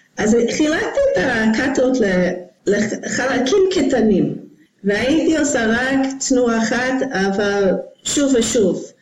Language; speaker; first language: Hebrew; non-native, fluent; English